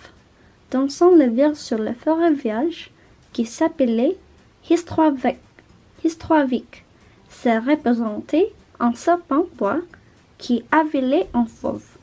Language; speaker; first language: French; non-native, learner; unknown